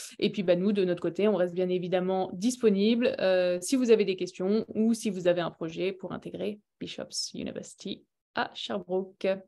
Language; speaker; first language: French; native; French